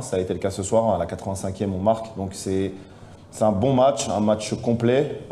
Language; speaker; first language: French; native; French